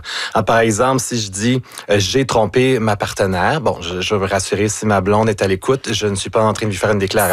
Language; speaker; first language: French; native; French